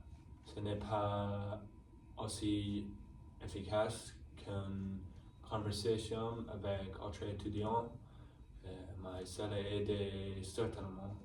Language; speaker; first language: French; non-native, learner; English